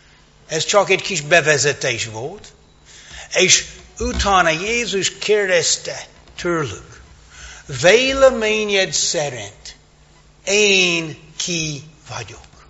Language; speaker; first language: Hungarian; non-native, fluent; English